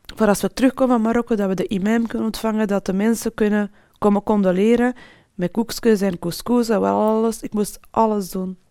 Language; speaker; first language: Dutch; early bilingual, other home language; Arabic